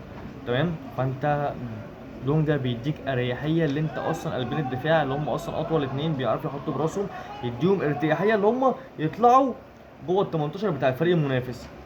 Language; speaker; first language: Arabic; native; Arabic